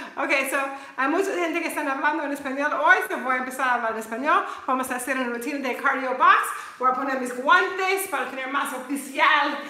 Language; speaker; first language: Spanish; non-native, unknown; English